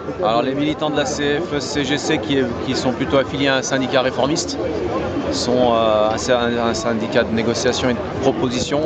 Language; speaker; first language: French; native; French